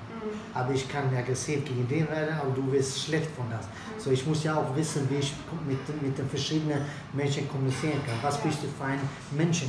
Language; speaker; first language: German; non-native, fluent; Swedish